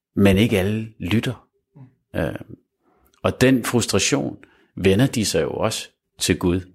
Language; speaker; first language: Danish; early bilingual, other home language; Arabic